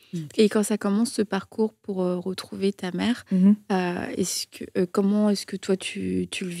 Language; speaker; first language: French; native; French